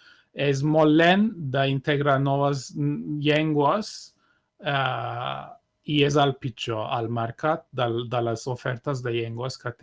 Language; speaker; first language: Catalan; non-native, fluent; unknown